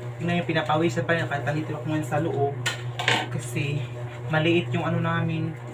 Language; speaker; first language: Filipino; non-native, local second language; Cebuano